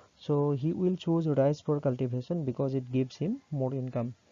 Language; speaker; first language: English; non-native, local second language; Assamese